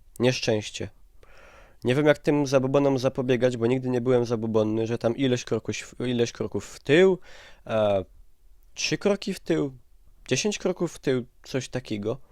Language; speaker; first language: Polish; native; Polish